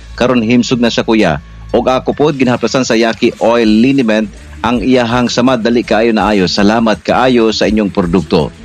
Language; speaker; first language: Cebuano; native; Cebuano